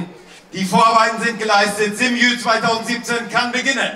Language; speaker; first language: German; native; German